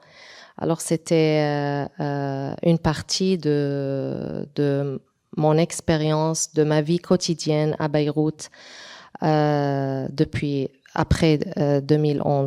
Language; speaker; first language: French; non-native, local second language; Arabic